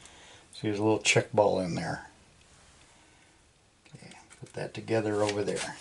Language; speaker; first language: English; native; English